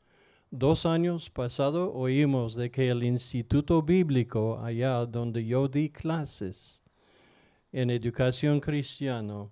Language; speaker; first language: Spanish; non-native, fluent; English